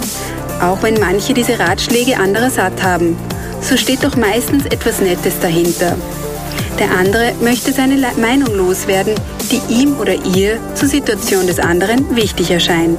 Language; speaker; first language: German; native; German